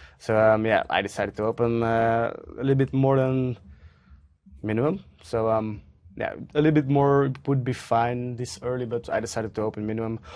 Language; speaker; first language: English; non-native, fluent; Dutch